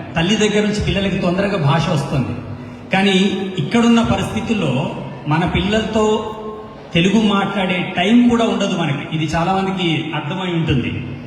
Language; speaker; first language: Telugu; native; Telugu